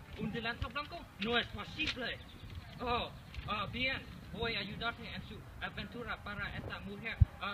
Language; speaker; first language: Spanish; non-native, learner; English